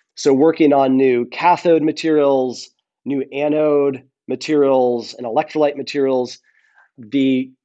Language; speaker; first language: English; native; English